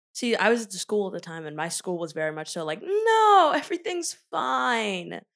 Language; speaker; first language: English; native; English